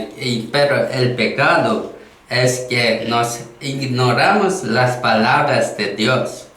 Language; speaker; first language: Spanish; non-native, learner; Korean